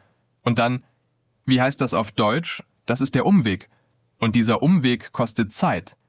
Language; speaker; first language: German; non-native, fluent; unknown